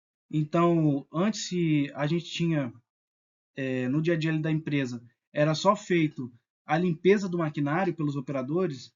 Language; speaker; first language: Portuguese; native; Portuguese